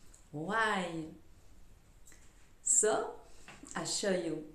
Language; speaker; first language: English; non-native, learner; French